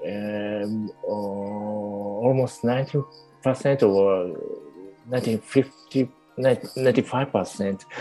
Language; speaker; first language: English; non-native, learner; Japanese